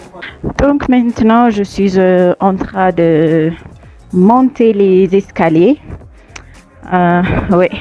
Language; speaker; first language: French; non-native, fluent; Amharic